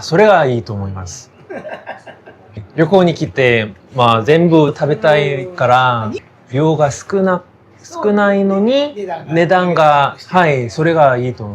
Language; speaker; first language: Japanese; non-native, fluent; Korean